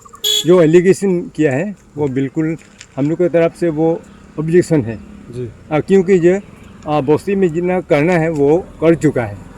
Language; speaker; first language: Hindi; non-native, local second language; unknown